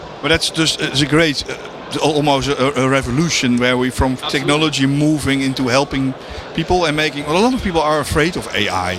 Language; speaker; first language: English; non-native, fluent; Dutch